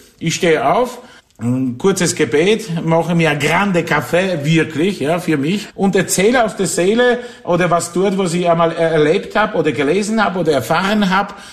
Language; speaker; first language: German; non-native, fluent; Polish